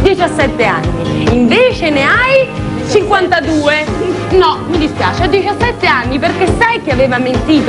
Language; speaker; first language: Italian; native; Italian